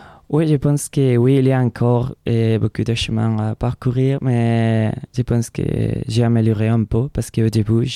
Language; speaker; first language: French; non-native, learner; Spanish